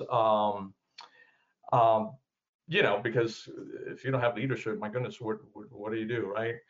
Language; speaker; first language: English; early bilingual, other home language; Spanish